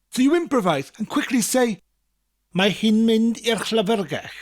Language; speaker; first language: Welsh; non-native, fluent; English